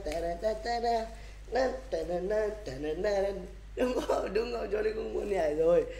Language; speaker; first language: Vietnamese; non-native, learner; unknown